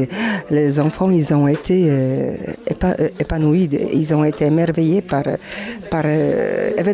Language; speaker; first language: French; non-native, learner; Polish